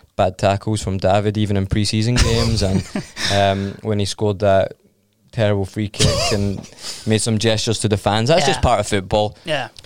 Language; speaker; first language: English; native; English